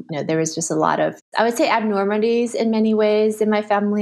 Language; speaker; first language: English; early bilingual, other home language; Chinese